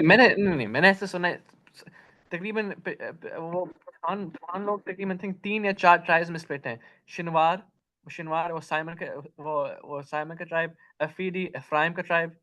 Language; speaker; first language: Hindi; non-native, learner; Urdu